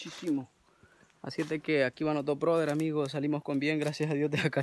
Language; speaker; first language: Spanish; native; Spanish